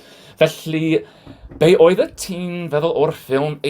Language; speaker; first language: Welsh; non-native, learner; English